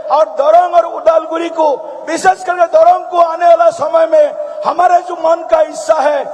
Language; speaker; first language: Hindi; non-native, local second language; Assamese